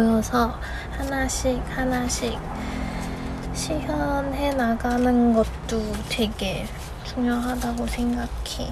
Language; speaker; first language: Korean; non-native, fluent; Chinese